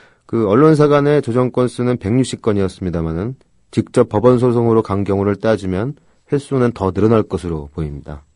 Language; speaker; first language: Korean; native; Korean